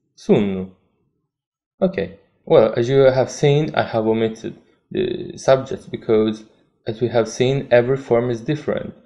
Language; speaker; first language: English; non-native, fluent; Italian